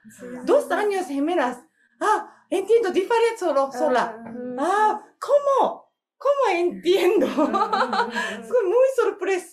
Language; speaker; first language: Spanish; non-native, learner; Korean